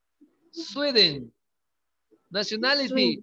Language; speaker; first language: English; non-native, learner; Spanish